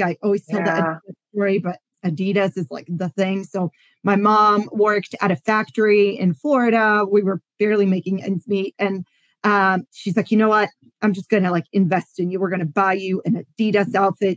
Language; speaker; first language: English; non-native, fluent; Polish